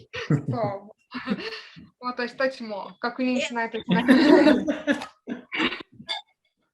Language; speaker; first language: Japanese; non-native, fluent; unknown